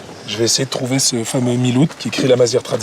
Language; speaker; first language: French; native; French